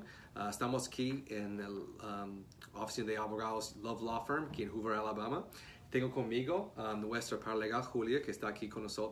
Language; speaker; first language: Spanish; non-native, fluent; English